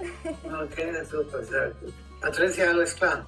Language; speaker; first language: German; non-native, fluent; Greek